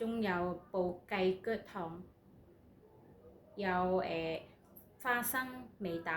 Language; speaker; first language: Cantonese; non-native, learner; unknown